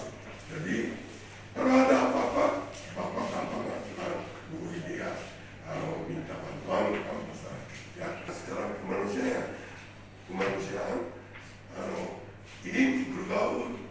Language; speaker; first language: Indonesian; non-native, fluent; Japanese